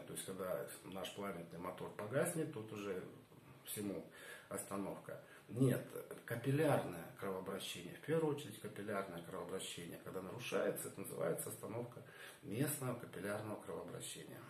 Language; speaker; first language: Russian; native; Russian